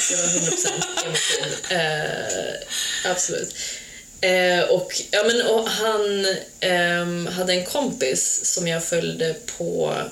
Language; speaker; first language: Swedish; early bilingual, other home language; Hungarian